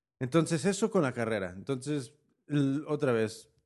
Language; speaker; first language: Spanish; native; Spanish